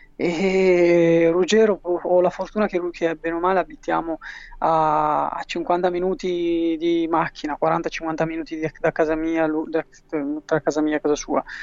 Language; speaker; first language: Italian; early bilingual, other home language; Tigrinya